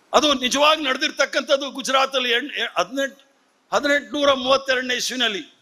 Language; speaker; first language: Kannada; non-native, local second language; Tamil